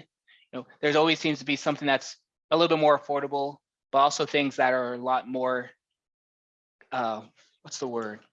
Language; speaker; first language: English; native; English